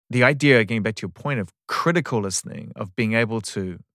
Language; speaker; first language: English; native; English